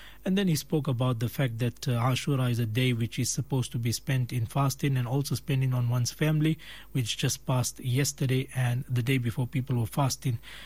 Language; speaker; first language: English; native; English